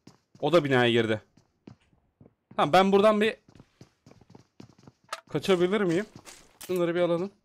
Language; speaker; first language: Turkish; native; Turkish